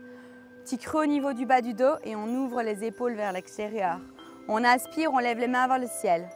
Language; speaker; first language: French; native; French